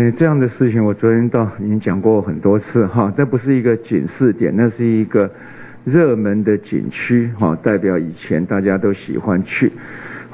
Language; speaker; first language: Chinese; native; Chinese